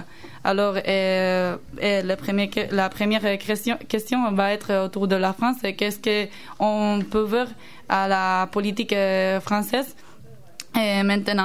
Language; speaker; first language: French; non-native, learner; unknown